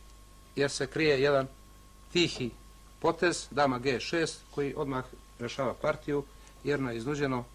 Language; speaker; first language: Bosnian; native; Bosnian